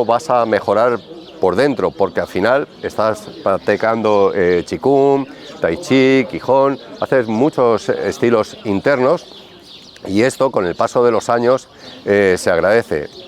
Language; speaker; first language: Spanish; native; Spanish